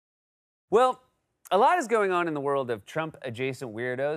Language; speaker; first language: English; native; English